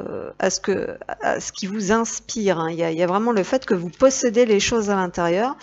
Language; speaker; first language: French; native; French